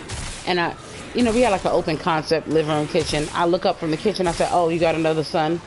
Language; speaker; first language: English; native; English